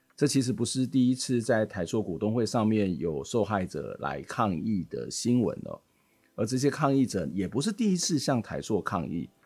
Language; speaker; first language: Chinese; native; Chinese